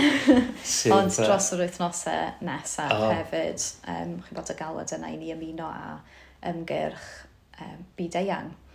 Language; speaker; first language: Welsh; native; Welsh